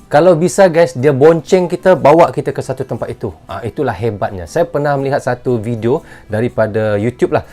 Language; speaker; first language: Malay; native; Malay